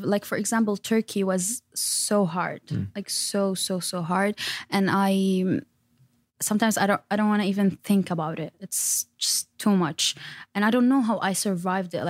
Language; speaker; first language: English; non-native, fluent; Arabic